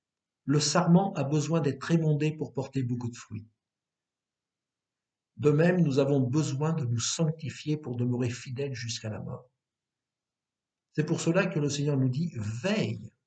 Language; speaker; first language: French; native; French